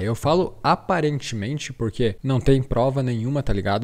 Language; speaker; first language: Portuguese; native; Portuguese